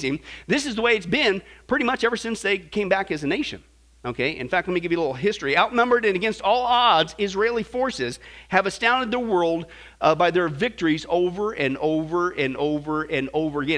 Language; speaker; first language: English; native; English